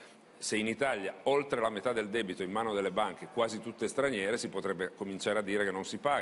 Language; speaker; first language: Italian; native; Italian